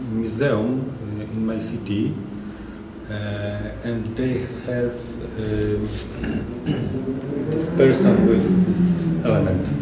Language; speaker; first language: English; non-native, learner; Polish